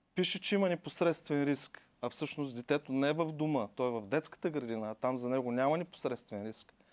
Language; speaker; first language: Bulgarian; native; Bulgarian